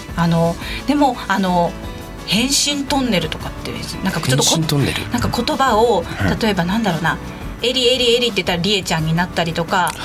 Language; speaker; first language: Japanese; native; Japanese